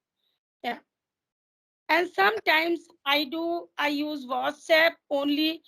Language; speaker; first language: English; non-native, fluent; Hindi